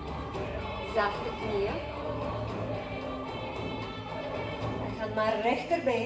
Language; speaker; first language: Dutch; non-native, learner; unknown